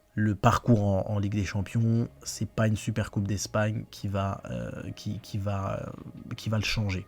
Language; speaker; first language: French; native; French